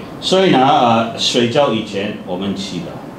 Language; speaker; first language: Chinese; non-native, fluent; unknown